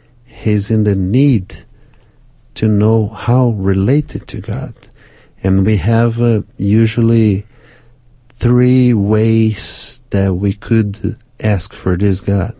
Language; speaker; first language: English; non-native, fluent; Portuguese